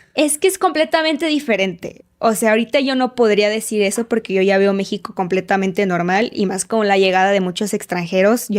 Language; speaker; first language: Spanish; native; Spanish